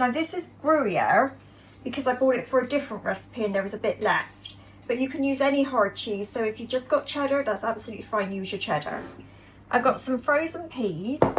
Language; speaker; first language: English; native; English